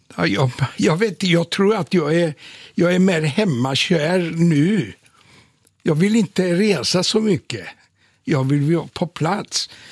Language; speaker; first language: Swedish; non-native, fluent; Polish